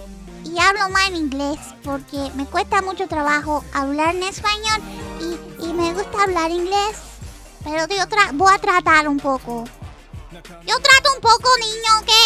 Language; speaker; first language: Spanish; early bilingual, heritage; English